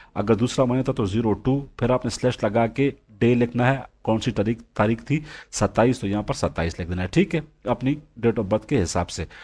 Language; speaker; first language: Urdu; non-native, local second language; Punjabi